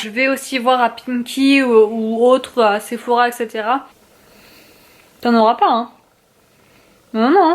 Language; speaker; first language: French; native; French